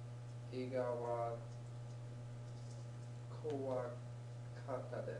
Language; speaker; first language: Japanese; non-native, learner; English